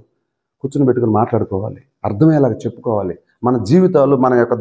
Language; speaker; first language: Telugu; native; Telugu